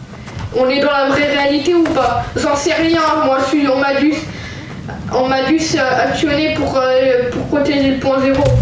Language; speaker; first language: French; native; French